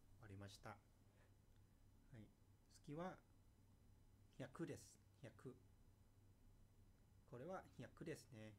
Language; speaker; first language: Japanese; non-native, fluent; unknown